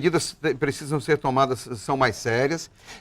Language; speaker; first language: Portuguese; native; Portuguese